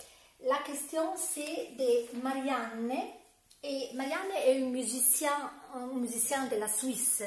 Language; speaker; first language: French; non-native, fluent; Italian